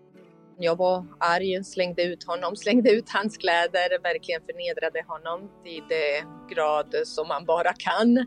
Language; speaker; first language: Swedish; non-native, fluent; Bosnian